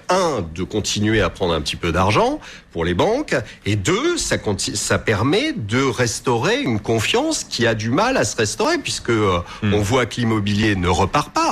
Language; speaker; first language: French; native; French